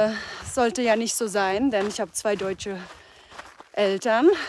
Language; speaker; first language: German; early bilingual, heritage; English